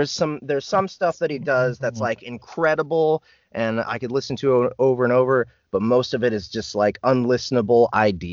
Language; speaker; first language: English; native; English